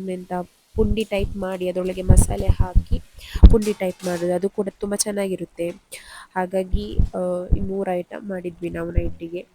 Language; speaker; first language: Kannada; non-native, local second language; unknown